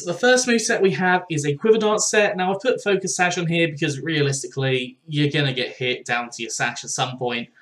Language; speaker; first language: English; native; English